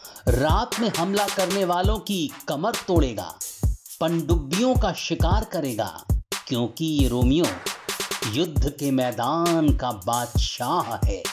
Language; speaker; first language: Hindi; native; Hindi